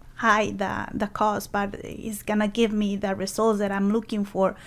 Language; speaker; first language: English; non-native, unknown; Spanish